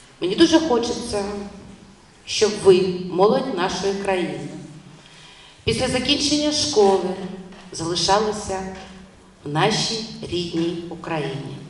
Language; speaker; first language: Ukrainian; non-native, local second language; Russian